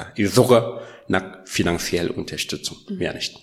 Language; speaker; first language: German; non-native, learner; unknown